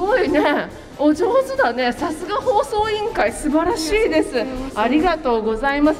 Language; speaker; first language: Japanese; native; Japanese